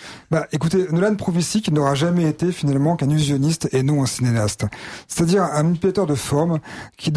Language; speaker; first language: French; native; French